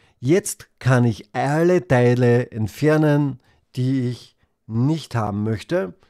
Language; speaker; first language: German; native; German